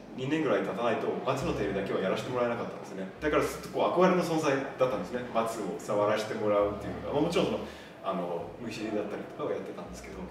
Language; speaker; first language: Japanese; non-native, fluent; Swedish